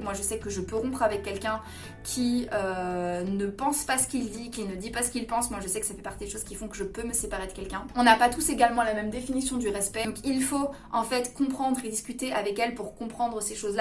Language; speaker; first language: French; native; French